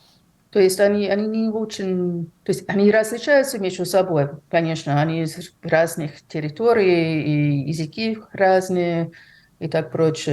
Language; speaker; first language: Russian; non-native, fluent; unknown